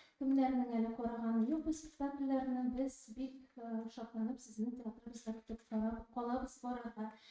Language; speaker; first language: Tatar; native; Tatar